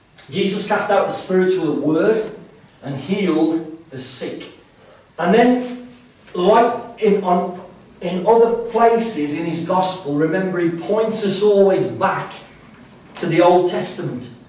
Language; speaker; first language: English; native; English